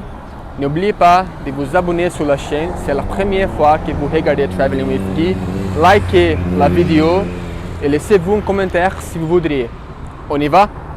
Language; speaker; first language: French; non-native, learner; Portuguese